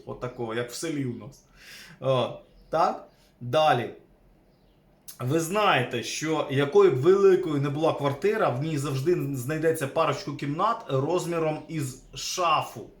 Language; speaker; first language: Ukrainian; native; Ukrainian